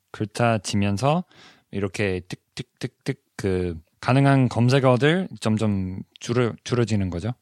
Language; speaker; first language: Korean; native; Korean